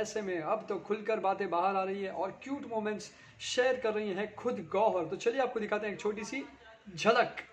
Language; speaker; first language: Hindi; native; Hindi